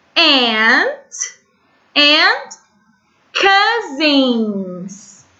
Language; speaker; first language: English; non-native, fluent; Portuguese